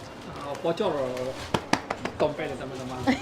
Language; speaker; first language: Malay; non-native, fluent; Chinese